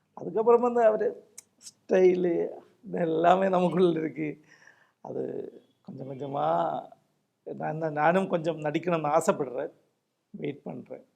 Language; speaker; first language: Tamil; non-native, local second language; Malayalam